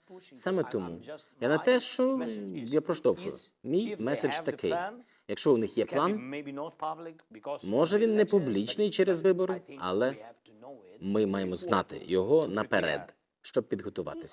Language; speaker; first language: Ukrainian; non-native, local second language; Russian